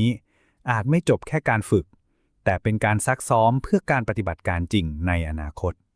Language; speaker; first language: Thai; native; Thai